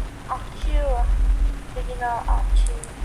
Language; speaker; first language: English; non-native, learner; Vietnamese